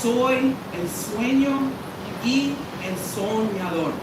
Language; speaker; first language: Spanish; early bilingual, heritage; Spanish